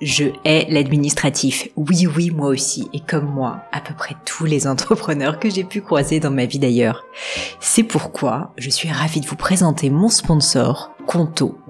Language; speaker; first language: French; native; French